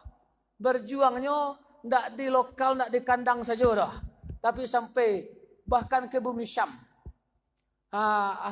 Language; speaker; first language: Indonesian; non-native, local second language; Minangkabau